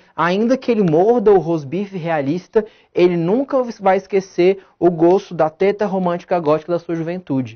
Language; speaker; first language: Portuguese; native; Portuguese